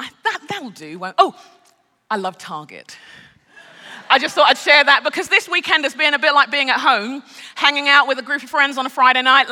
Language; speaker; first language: English; native; English